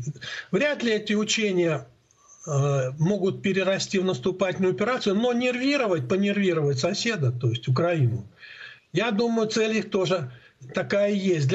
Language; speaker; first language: Russian; native; Russian